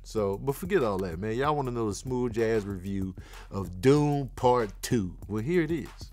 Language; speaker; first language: English; native; English